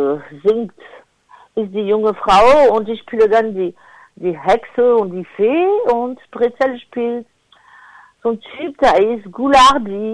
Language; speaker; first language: German; non-native, fluent; French